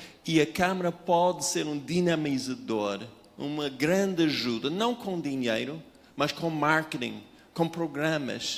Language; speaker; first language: Portuguese; non-native, fluent; English